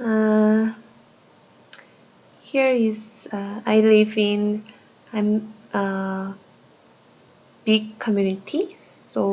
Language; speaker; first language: English; non-native, learner; Korean